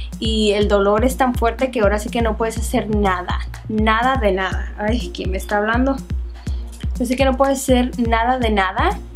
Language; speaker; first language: Spanish; early bilingual, heritage; Spanish